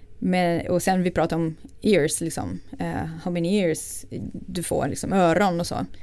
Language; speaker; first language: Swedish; non-native, fluent; Portuguese